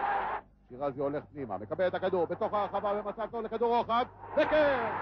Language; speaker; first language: Hebrew; native; Hebrew